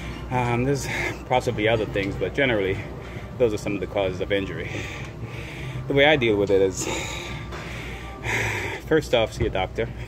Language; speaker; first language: English; native; English